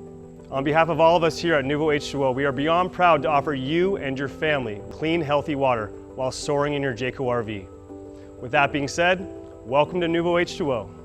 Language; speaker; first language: English; native; English